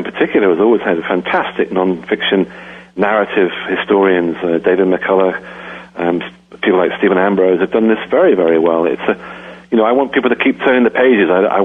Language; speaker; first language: English; native; English